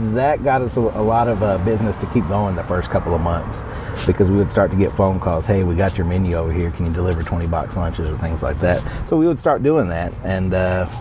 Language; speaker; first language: English; native; English